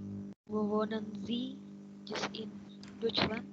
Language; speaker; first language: German; non-native, learner; Indonesian